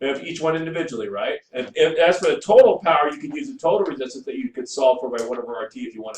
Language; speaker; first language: English; native; English